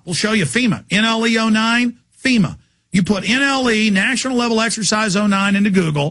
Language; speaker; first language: English; native; English